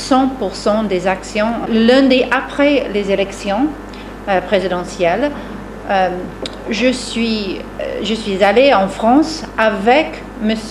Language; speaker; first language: French; non-native, fluent; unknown